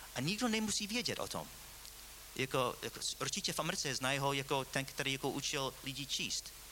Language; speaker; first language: Czech; non-native, fluent; English